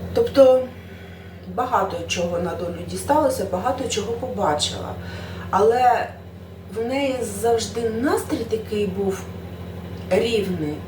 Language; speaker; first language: Ukrainian; native; Ukrainian